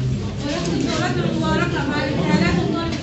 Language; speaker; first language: Arabic; native; Arabic